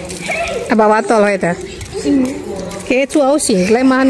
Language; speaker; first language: German; non-native, learner; Indonesian